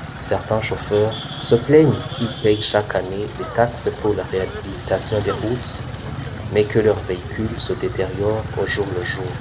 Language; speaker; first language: French; non-native, local second language; Rundi